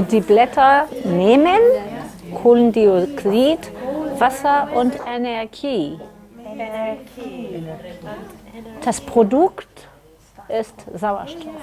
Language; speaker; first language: German; non-native, learner; Catalan